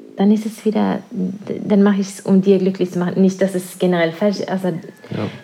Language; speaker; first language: German; non-native, fluent; Norwegian